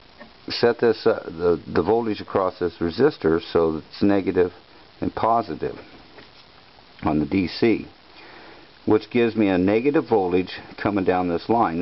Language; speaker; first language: English; native; English